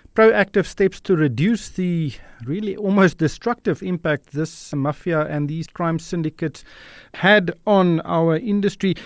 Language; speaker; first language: English; non-native, local second language; Afrikaans